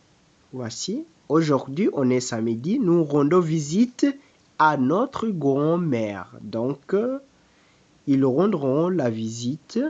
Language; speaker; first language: French; non-native, fluent; Portuguese